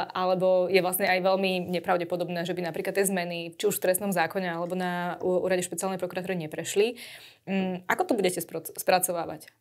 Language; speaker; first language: Slovak; native; Slovak